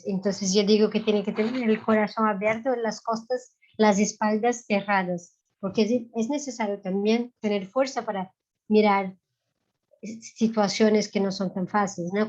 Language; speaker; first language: Spanish; non-native, fluent; Portuguese